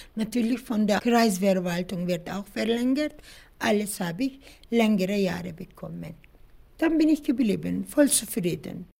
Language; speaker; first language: German; non-native, learner; Turkish